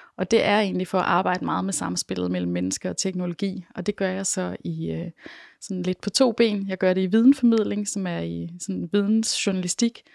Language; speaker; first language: Danish; native; Danish